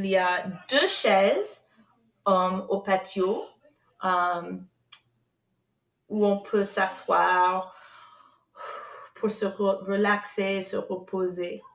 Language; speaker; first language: French; non-native, fluent; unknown